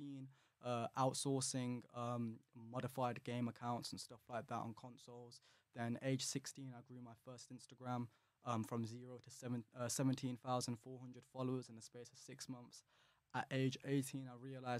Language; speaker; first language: English; native; English